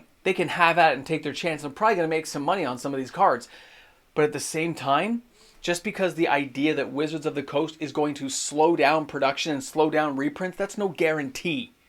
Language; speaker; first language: English; native; English